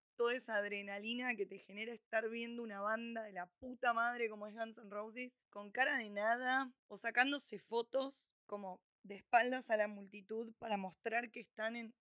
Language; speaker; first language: Spanish; native; Spanish